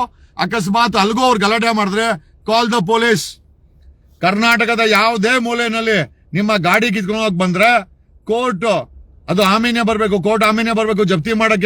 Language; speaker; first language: Kannada; native; Kannada